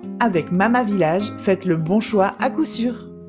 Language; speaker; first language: French; native; French